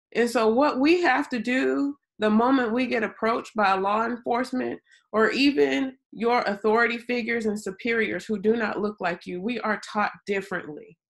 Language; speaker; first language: English; native; English